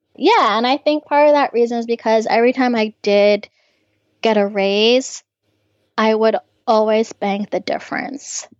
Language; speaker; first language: English; native; English